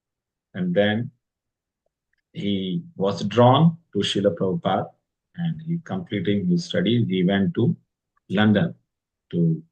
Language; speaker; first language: English; non-native, local second language; Hindi